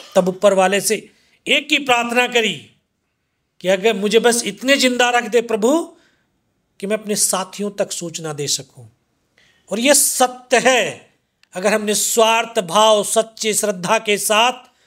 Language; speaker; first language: Hindi; native; Hindi